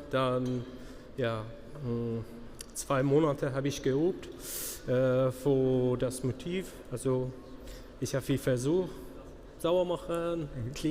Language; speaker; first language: German; non-native, learner; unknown